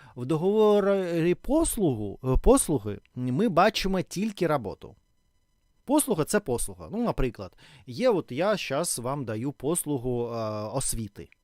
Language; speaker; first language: Ukrainian; non-native, local second language; Russian